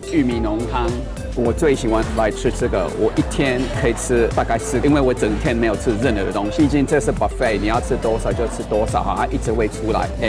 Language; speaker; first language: Chinese; non-native, fluent; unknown